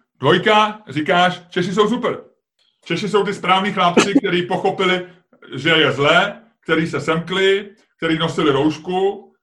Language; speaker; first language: Czech; native; Czech